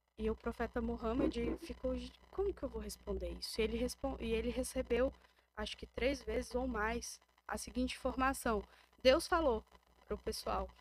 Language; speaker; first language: Portuguese; native; Portuguese